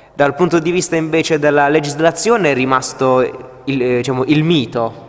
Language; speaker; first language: Italian; native; Italian